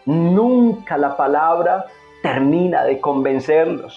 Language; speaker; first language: Spanish; native; Spanish